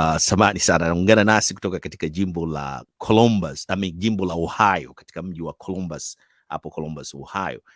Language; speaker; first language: Swahili; native; Swahili